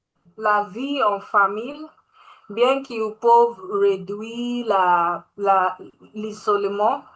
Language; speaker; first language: French; non-native, learner; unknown